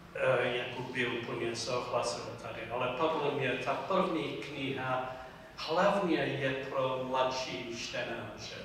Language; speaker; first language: Czech; non-native, fluent; English